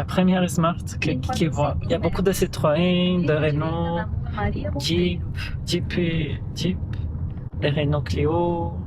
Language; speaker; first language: French; non-native, fluent; Portuguese